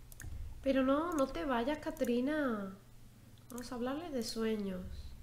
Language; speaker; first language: Spanish; native; Spanish